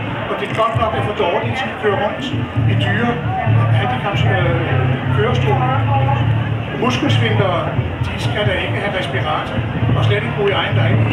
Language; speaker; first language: Danish; native; Danish